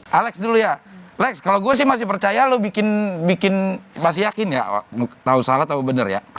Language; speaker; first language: Indonesian; native; Indonesian